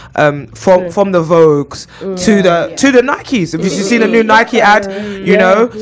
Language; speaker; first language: English; native; English